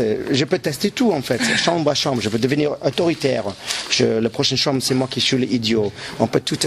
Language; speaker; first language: French; non-native, local second language; English